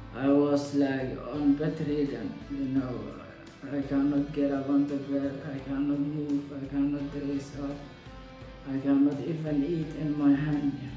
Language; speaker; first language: English; non-native, learner; Somali